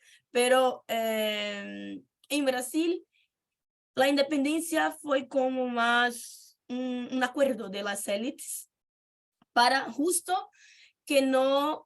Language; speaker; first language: Spanish; non-native, fluent; Portuguese